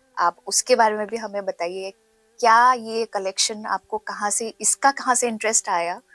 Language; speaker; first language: Hindi; native; Hindi